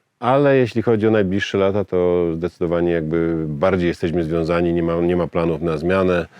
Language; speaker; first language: Polish; native; Polish